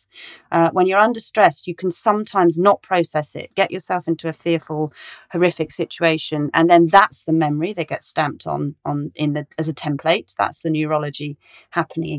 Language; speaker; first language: English; native; English